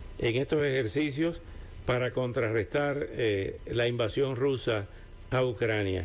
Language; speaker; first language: Spanish; native; Spanish